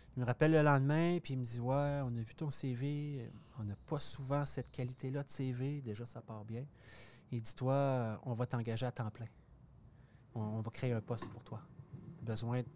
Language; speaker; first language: French; native; French